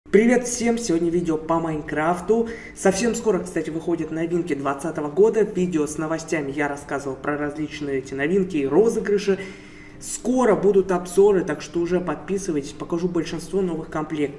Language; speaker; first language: Russian; native; Russian